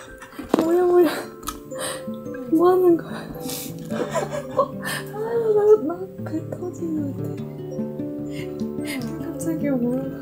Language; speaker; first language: Korean; non-native, fluent; Cantonese